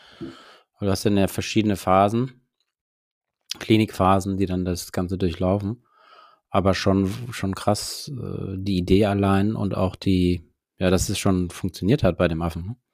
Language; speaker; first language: German; native; German